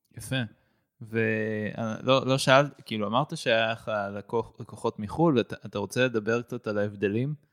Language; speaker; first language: Hebrew; native; Hebrew